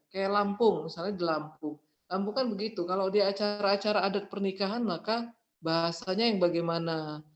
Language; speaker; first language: Indonesian; native; Indonesian